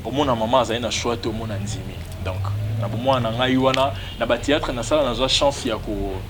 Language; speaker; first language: Lingala; native; Lingala